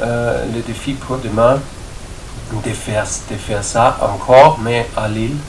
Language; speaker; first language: French; non-native, fluent; German